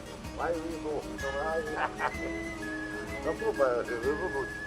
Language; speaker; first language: Italian; native; Italian